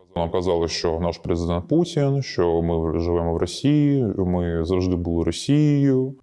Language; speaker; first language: Ukrainian; non-native, local second language; Russian